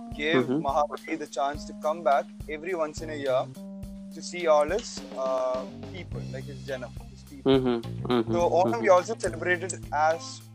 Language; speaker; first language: English; non-native, local second language; Malayalam